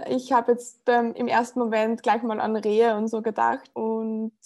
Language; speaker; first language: German; native; German